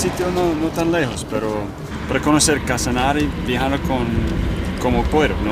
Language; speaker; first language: Spanish; non-native, learner; English